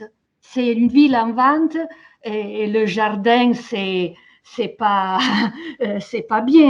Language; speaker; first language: French; non-native, fluent; Italian